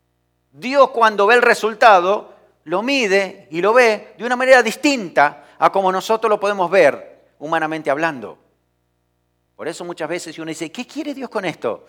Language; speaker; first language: Spanish; native; Spanish